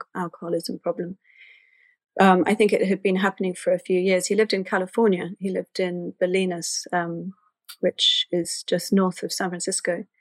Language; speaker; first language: English; native; English